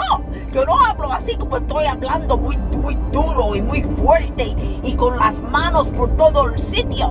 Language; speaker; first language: Spanish; early bilingual, heritage; Spanish